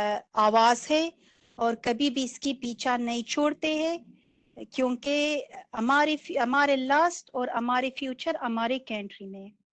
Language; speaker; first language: Hindi; non-native, local second language; Persian